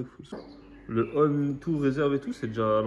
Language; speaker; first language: French; native; French